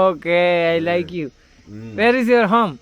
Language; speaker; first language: English; non-native, learner; Malayalam